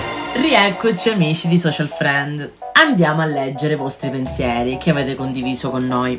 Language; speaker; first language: Italian; native; Italian